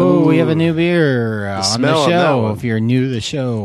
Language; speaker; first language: English; native; English